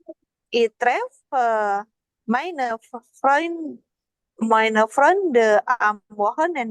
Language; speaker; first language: German; non-native, learner; Indonesian